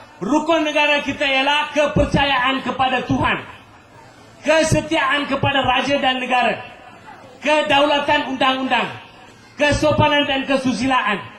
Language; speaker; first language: Malay; non-native, local second language; Tamil